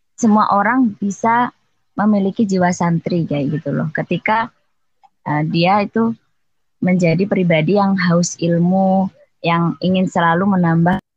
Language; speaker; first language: Indonesian; native; Indonesian